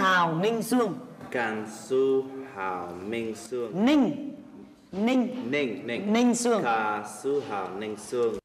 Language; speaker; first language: Vietnamese; non-native, learner; English